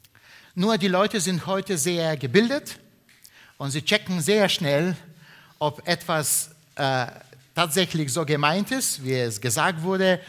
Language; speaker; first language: German; non-native, fluent; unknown